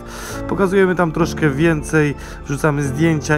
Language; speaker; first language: Polish; native; Polish